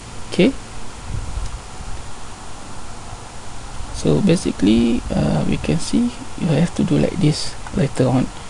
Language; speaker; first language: English; non-native, local second language; Malay